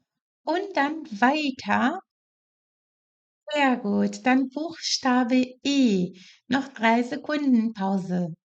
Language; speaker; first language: German; non-native, fluent; Portuguese